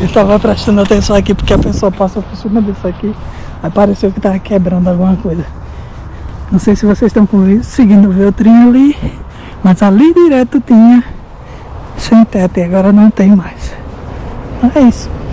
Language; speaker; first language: Portuguese; native; Portuguese